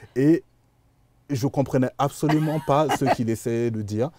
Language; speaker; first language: French; native; French